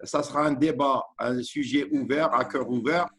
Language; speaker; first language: French; non-native, local second language; Arabic